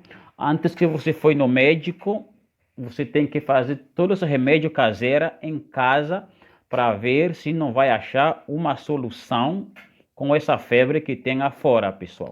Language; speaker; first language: Portuguese; non-native, fluent; Haitian Creole